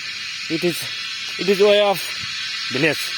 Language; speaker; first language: English; non-native, learner; Nepali